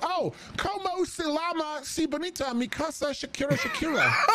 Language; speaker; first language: Spanish; non-native, learner; English